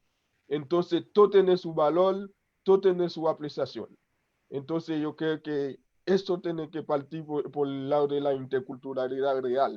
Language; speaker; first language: Spanish; non-native, local second language; Haitian Creole